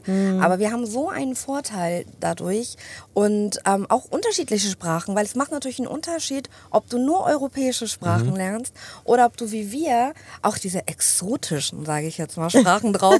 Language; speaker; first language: German; early bilingual, other home language; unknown